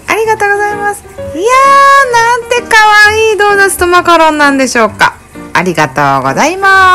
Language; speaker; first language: Japanese; native; Japanese